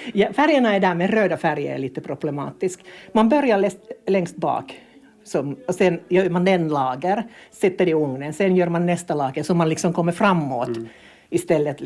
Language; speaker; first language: Swedish; non-native, local second language; Finnish